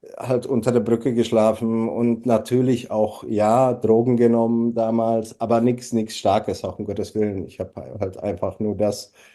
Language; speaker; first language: German; early bilingual, other home language; Czech